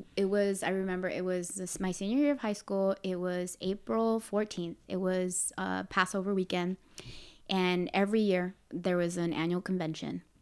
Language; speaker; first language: English; native; English